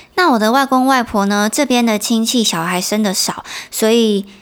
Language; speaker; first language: Chinese; native; Chinese